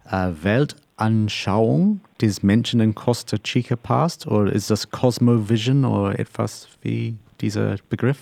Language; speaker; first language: German; non-native, learner; English